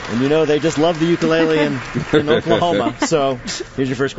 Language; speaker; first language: English; native; English